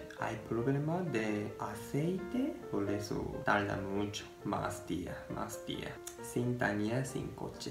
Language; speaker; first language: Spanish; non-native, learner; Japanese